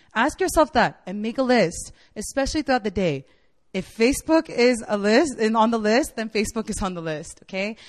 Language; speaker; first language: English; native; English